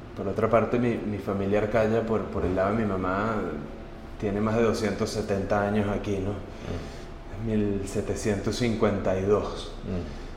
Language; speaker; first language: Spanish; native; Spanish